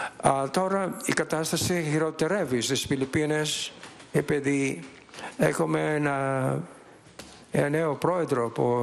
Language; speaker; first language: Greek; non-native, learner; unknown